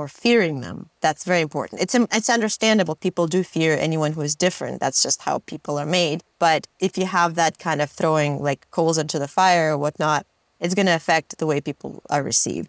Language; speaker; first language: English; non-native, fluent; Russian